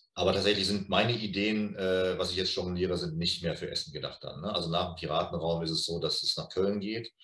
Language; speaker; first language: German; native; German